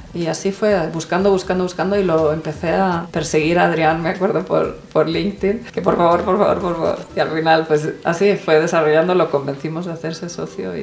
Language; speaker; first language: Spanish; non-native, local second language; Swedish